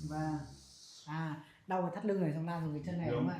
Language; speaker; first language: Vietnamese; native; Vietnamese